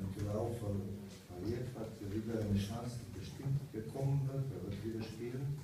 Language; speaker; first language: German; non-native, fluent; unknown